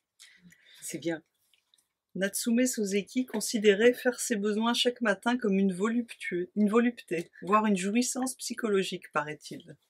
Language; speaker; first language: French; native; French